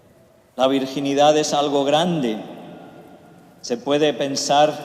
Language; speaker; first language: Spanish; native; Spanish